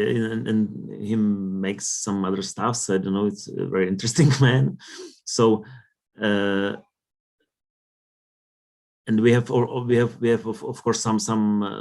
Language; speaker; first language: English; non-native, learner; Czech